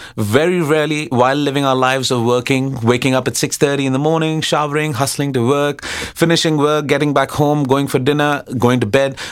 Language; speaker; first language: English; non-native, local second language; Hindi